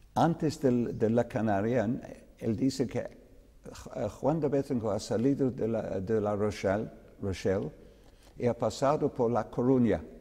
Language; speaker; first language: Spanish; non-native, learner; English